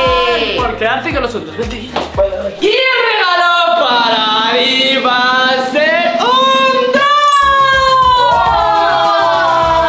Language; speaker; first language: Spanish; native; Spanish